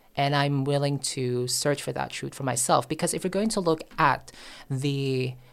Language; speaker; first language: English; non-native, local second language; Filipino